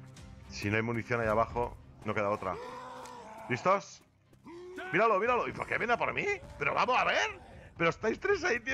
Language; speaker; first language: Spanish; native; Spanish